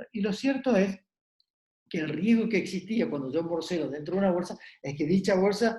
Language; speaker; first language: Spanish; native; Spanish